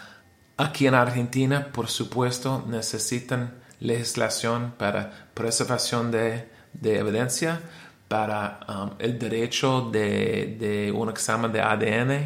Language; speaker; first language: Spanish; non-native, learner; English